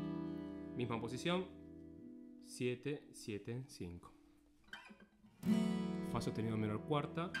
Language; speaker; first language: Spanish; native; Spanish